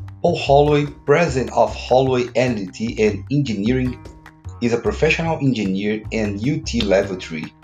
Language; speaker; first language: English; non-native, learner; Portuguese